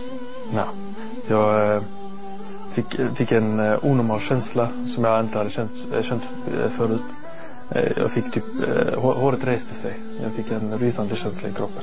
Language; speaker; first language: Swedish; non-native, learner; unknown